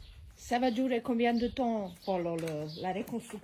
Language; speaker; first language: French; native; French